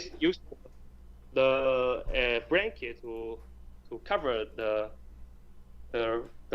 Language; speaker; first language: English; non-native, learner; Chinese